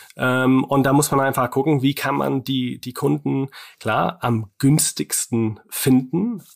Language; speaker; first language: German; non-native, fluent; English